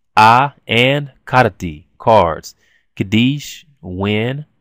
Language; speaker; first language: English; native; English